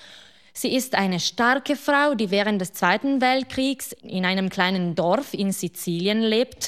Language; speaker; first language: German; non-native, local second language; Italian